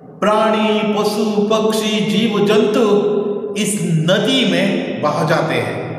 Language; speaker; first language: Hindi; non-native, local second language; Kannada